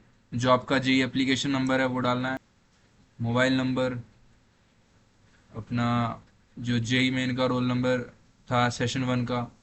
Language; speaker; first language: Hindi; native; Hindi